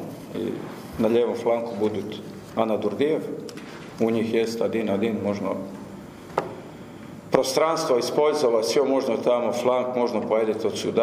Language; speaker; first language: Russian; non-native, learner; Croatian